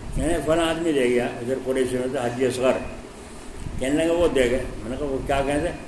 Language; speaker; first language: Urdu; native; Urdu